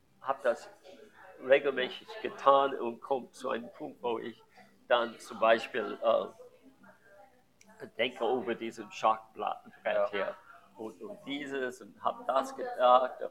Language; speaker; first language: German; non-native, learner; English